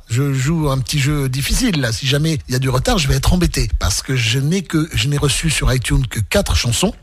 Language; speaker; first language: French; native; French